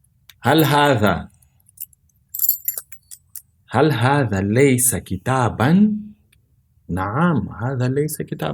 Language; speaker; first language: Arabic; non-native, fluent; Portuguese